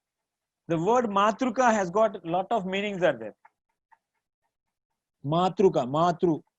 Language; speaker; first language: English; non-native, local second language; Tamil